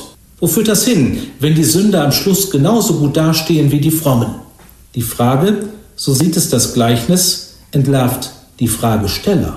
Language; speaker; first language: German; native; German